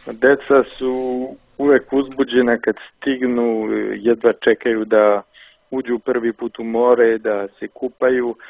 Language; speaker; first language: Serbian; non-native, fluent; French